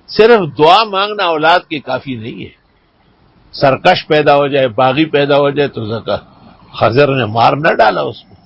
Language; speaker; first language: Urdu; non-native, local second language; Pashto